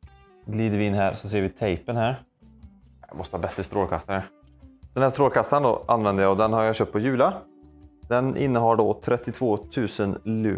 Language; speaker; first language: Swedish; native; Swedish